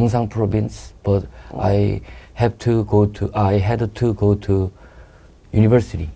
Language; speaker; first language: English; non-native, learner; Korean